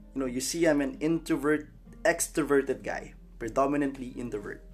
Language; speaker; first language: English; non-native, local second language; Filipino